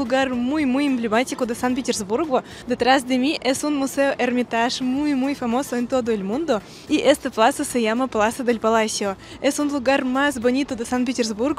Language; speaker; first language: Spanish; non-native, fluent; Russian